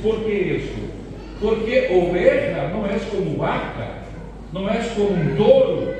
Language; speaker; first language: Spanish; non-native, fluent; Portuguese